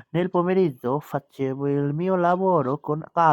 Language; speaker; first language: Italian; non-native, learner; Bangla